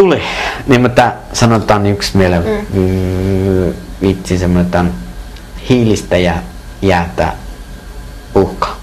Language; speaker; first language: Finnish; non-native, learner; Persian